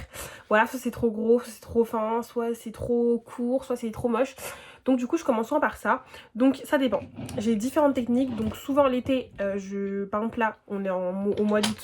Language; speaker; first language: French; native; French